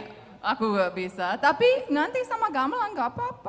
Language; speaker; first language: Indonesian; non-native, fluent; English